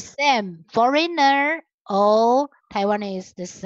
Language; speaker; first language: English; non-native, learner; Chinese